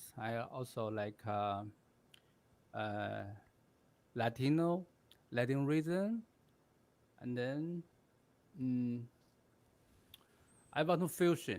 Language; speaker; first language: English; non-native, learner; Chinese